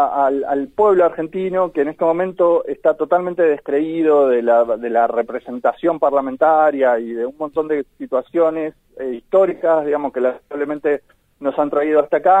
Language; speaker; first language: Spanish; native; Spanish